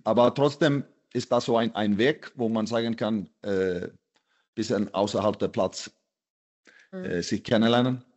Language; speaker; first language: German; non-native, fluent; Icelandic